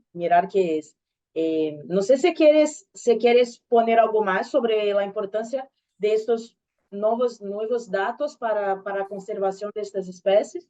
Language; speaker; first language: Spanish; non-native, learner; Portuguese